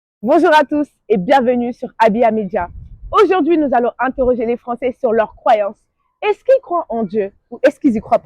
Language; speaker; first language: French; native; French